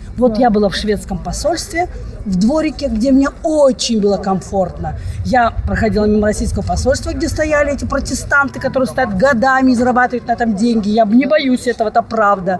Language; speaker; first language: Russian; native; Russian